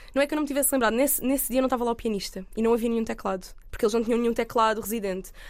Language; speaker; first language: Portuguese; native; Portuguese